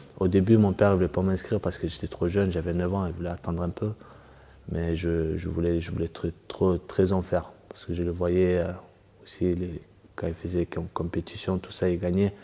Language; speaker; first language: French; early bilingual, other home language; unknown